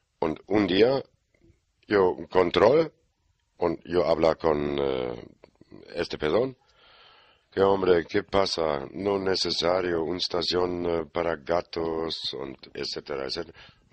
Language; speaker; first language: Spanish; non-native, learner; German